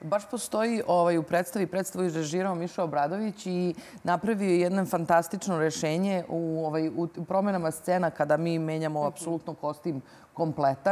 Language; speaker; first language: Serbian; native; Serbian